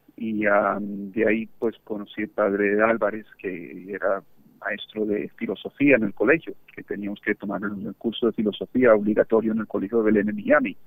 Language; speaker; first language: Spanish; early bilingual, heritage; Spanish